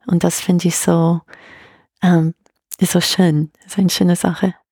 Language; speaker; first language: German; non-native, fluent; English